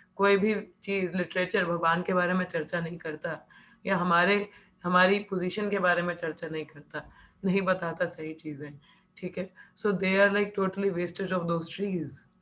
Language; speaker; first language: Hindi; non-native, local second language; Punjabi